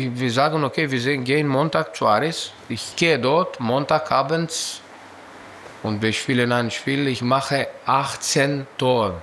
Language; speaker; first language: German; non-native, learner; Greek